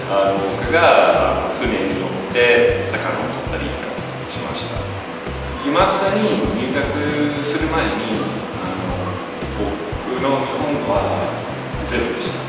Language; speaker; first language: Japanese; non-native, fluent; English